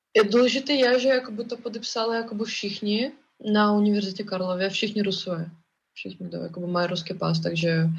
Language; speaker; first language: Czech; non-native, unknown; Russian